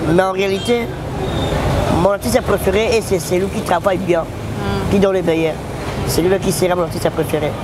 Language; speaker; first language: French; non-native, local second language; Lingala